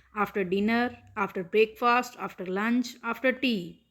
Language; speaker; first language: English; non-native, local second language; Punjabi